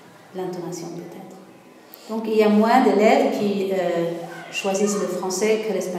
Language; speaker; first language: French; non-native, fluent; Swedish